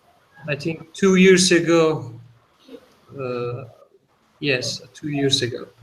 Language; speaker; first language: English; non-native, learner; Turkish